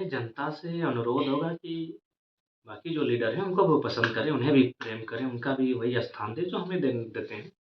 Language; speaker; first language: Hindi; non-native, local second language; Magahi